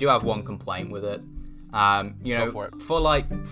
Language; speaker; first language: English; native; English